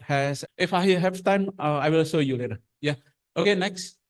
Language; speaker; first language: English; non-native, fluent; Indonesian